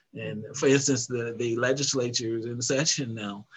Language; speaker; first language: English; native; English